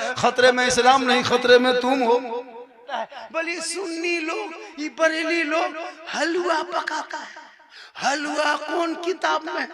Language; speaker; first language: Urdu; non-native, local second language; Bhojpuri